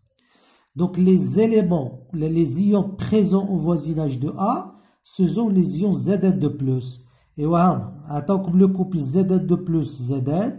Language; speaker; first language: French; non-native, local second language; Arabic